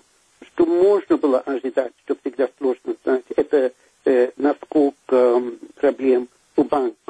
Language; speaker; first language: Russian; non-native, fluent; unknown